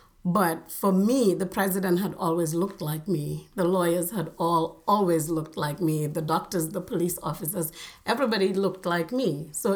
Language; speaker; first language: English; non-native, local second language; Wolof